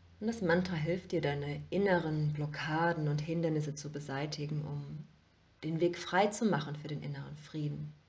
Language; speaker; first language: German; native; German